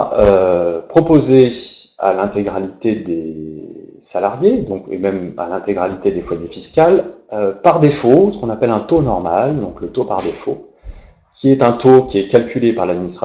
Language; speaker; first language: French; native; French